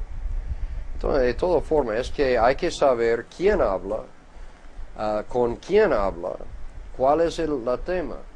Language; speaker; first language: Spanish; non-native, fluent; English